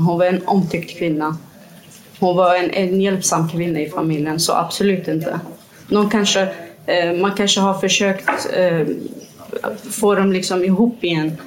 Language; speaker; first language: Swedish; non-native, fluent; Kurdish